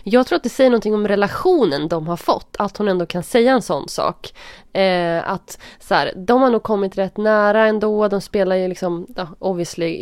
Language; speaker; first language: Swedish; native; Swedish